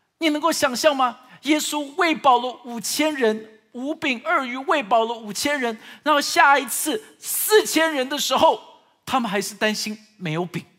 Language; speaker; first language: Chinese; early bilingual, heritage; Chinese